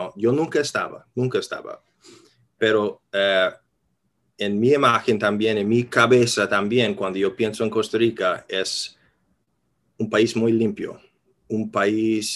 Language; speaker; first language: Spanish; non-native, fluent; English